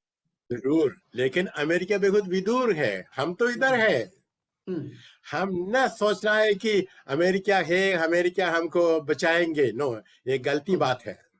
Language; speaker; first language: Hindi; non-native, local second language; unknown